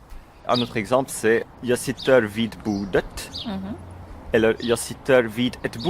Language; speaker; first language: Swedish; non-native, fluent; French